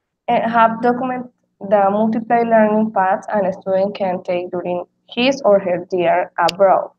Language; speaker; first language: English; non-native, learner; Spanish